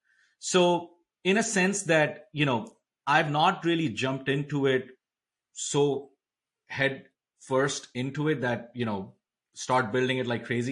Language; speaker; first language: English; non-native, local second language; Hindi